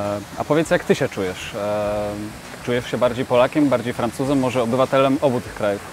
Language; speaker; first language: Polish; native; Polish